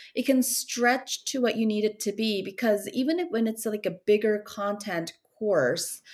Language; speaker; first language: English; early bilingual, other home language; Korean